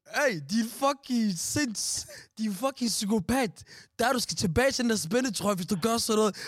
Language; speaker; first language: Danish; early bilingual, other home language; Somali